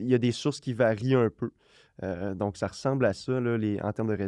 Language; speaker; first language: French; native; French